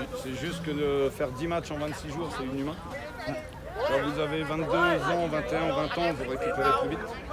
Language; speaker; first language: French; native; French